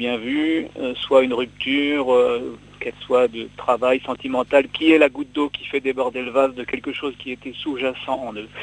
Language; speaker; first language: French; native; French